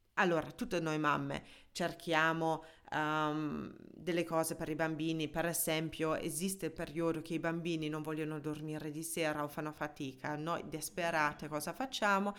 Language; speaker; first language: Italian; non-native, fluent; German